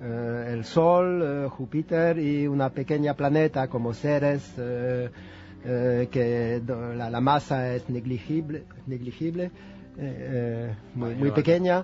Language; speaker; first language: Spanish; non-native, fluent; French